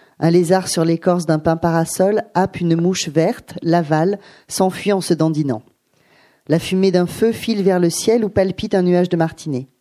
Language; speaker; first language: French; native; French